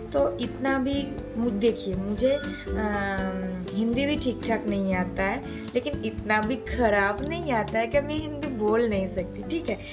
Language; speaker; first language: Hindi; non-native, local second language; Bangla